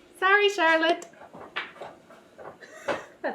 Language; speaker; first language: English; native; English